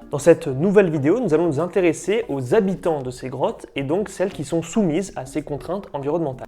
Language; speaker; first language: French; native; French